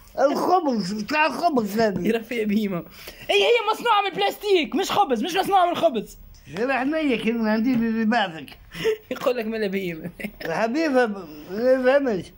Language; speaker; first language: Arabic; native; Arabic